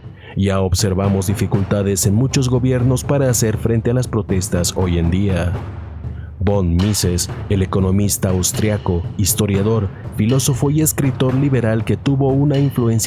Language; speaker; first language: Spanish; native; Spanish